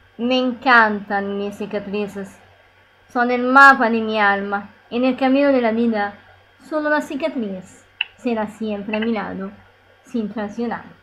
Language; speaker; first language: Spanish; non-native, learner; Italian